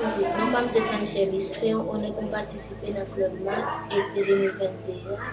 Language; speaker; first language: French; non-native, local second language; Haitian Creole